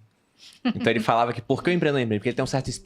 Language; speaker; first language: Portuguese; native; Portuguese